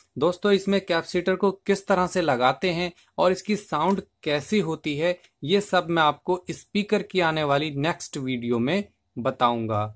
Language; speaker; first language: Hindi; native; Hindi